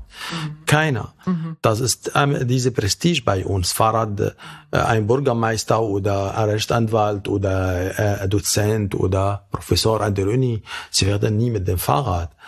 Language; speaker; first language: German; non-native, fluent; Arabic